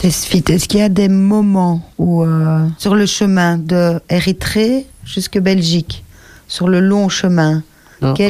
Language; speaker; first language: French; native; French